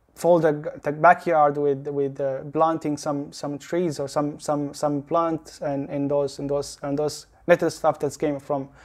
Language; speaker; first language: English; non-native, learner; Arabic